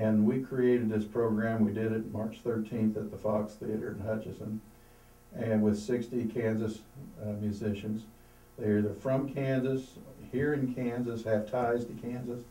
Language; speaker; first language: English; native; English